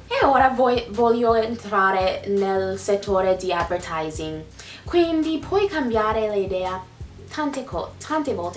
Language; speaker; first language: Italian; non-native, fluent; English